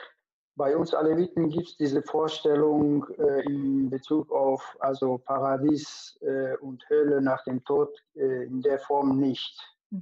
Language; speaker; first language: German; early bilingual, other home language; Turkish